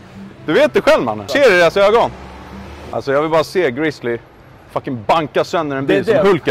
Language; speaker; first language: Swedish; native; Swedish